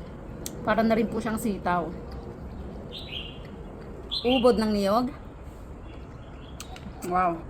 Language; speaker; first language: Filipino; non-native, local second language; Iloko